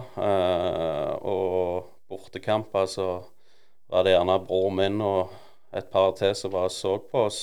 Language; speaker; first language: Norwegian; native; Norwegian